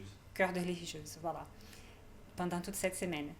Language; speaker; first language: French; non-native, fluent; Portuguese